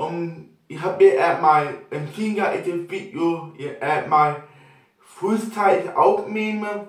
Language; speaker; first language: German; non-native, local second language; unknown